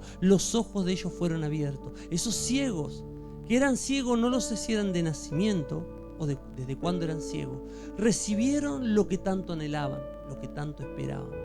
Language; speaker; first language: Spanish; native; Spanish